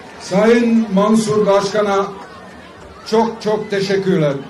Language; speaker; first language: Turkish; non-native, learner; Dutch